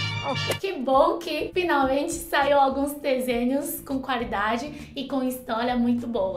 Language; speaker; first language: Portuguese; non-native, fluent; Chinese